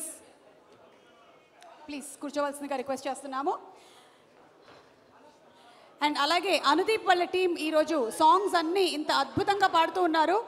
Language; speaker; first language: Telugu; native; Telugu